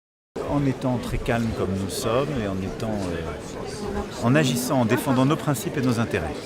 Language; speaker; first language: French; native; French